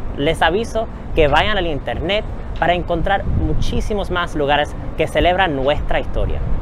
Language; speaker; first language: Spanish; early bilingual, heritage; Spanish